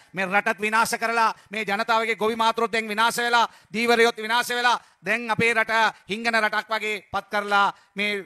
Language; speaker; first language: Sinhala; non-native, local second language; Tamil